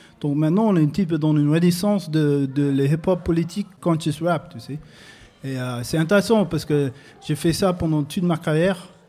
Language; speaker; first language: French; non-native, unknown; English